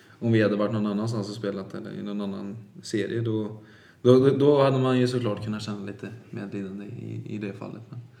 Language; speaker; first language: Swedish; native; Swedish